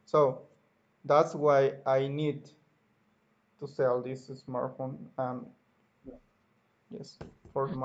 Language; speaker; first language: English; non-native, learner; Spanish